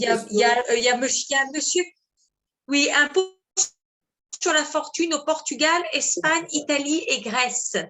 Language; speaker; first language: French; native; French